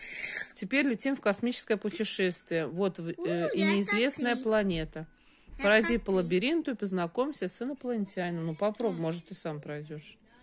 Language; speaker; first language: Russian; native; Russian